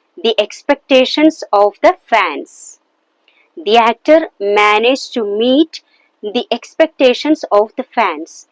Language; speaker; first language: English; non-native, local second language; Malayalam